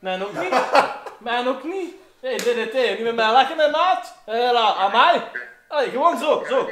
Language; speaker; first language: Dutch; native; Dutch